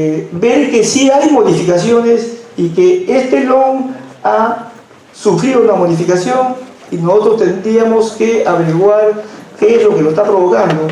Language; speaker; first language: Spanish; native; Spanish